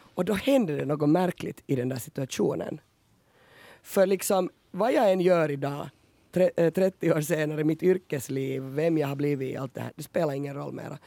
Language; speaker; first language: Swedish; native; Swedish